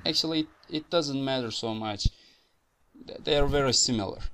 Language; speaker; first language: English; non-native, fluent; Turkish